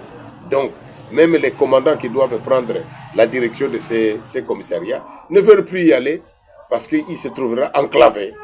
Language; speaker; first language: French; non-native, local second language; Kongo